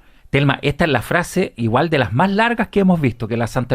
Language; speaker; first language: Spanish; native; Spanish